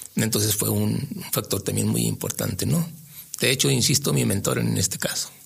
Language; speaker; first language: Spanish; native; Spanish